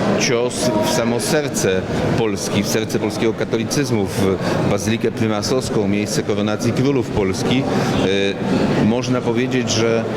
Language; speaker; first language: Polish; native; Polish